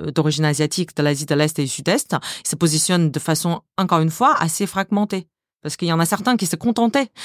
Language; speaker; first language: French; non-native, fluent; Chinese